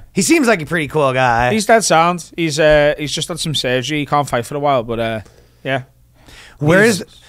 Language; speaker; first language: English; native; English